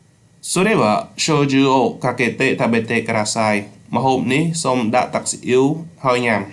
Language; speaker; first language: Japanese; non-native, learner; Khmer